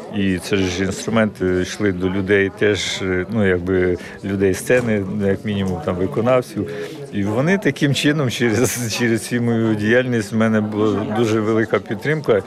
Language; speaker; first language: Ukrainian; native; Ukrainian